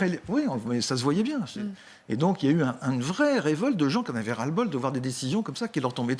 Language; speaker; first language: French; native; French